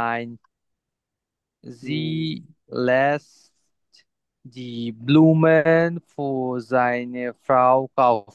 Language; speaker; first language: German; non-native, learner; Bangla